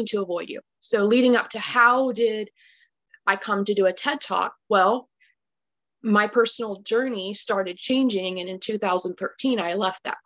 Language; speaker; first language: English; native; English